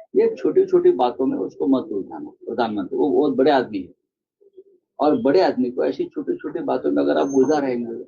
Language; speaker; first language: Hindi; non-native, local second language; Marathi